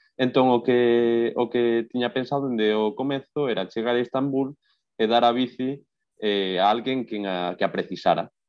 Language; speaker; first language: Galician; non-native, local second language; Spanish